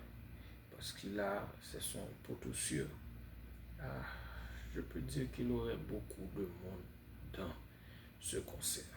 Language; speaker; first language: French; non-native, fluent; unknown